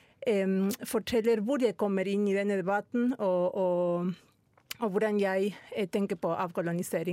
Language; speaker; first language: Norwegian; non-native, fluent; Spanish